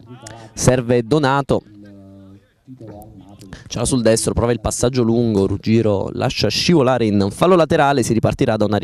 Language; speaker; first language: Italian; native; Italian